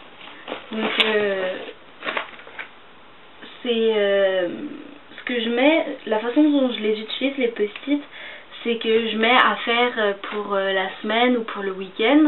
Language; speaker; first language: French; native; French